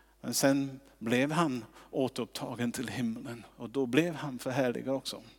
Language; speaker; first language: Swedish; non-native, fluent; English